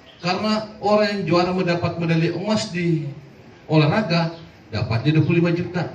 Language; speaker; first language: Indonesian; non-native, local second language; Buginese